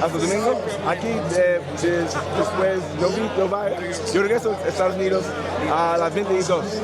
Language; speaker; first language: Spanish; non-native, learner; English